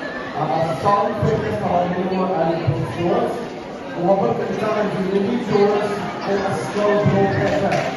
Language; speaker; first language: Welsh; native; Welsh